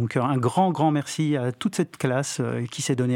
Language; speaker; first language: French; native; French